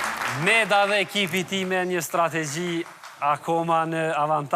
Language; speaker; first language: Albanian; native; Albanian